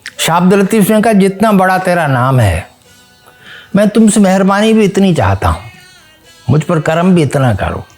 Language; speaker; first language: Urdu; non-native, local second language; Sindhi